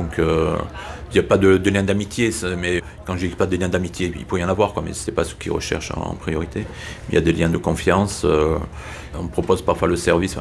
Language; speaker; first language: French; native; French